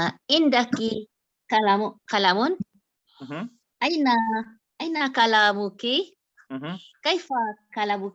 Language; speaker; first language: Arabic; non-native, learner; Malay